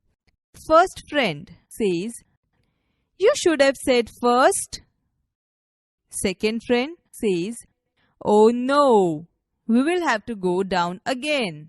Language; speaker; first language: English; non-native, local second language; Gujarati